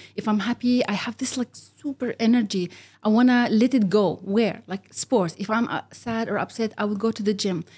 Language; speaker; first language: English; early bilingual, other home language; Arabic